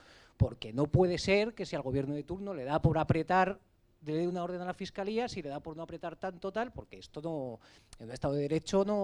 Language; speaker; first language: Spanish; native; Spanish